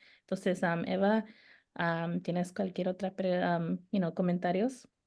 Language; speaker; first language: Spanish; early bilingual, heritage; Spanish